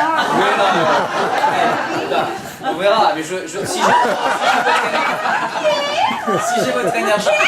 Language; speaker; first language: French; native; French